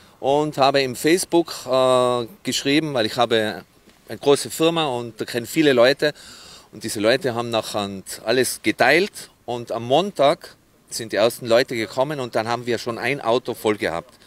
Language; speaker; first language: German; non-native, fluent; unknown